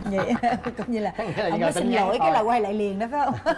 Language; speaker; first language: Vietnamese; native; Vietnamese